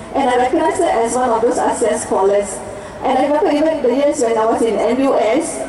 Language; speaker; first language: English; non-native, local second language; Malay